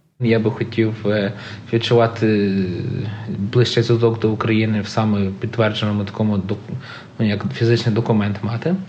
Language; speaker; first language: Ukrainian; early bilingual, heritage; Ukrainian